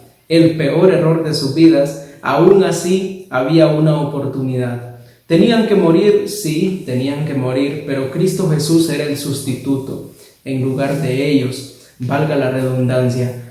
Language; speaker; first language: Spanish; native; Spanish